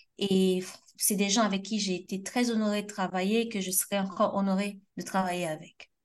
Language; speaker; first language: French; non-native, local second language; Haitian Creole